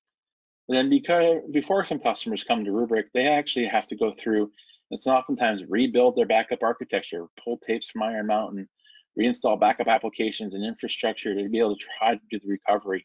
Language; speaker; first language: English; native; English